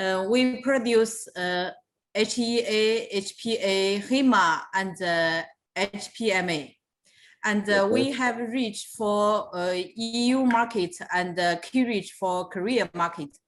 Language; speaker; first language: English; non-native, fluent; Chinese